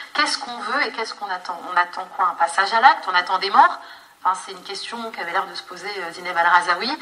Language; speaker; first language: French; native; French